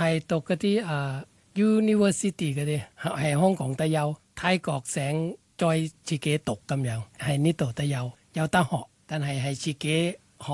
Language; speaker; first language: Cantonese; non-native, fluent; Thai